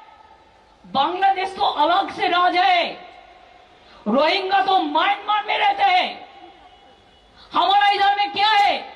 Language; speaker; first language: Hindi; non-native, local second language; Bangla